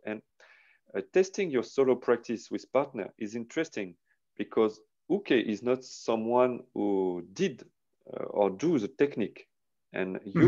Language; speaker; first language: English; non-native, learner; French